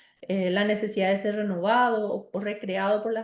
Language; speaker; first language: Spanish; native; Spanish